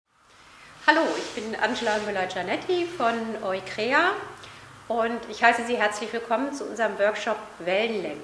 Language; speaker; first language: German; native; German